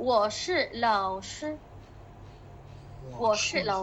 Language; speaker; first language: Chinese; non-native, fluent; Malay